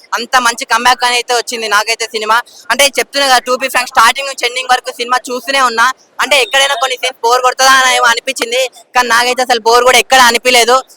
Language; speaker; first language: Telugu; native; Telugu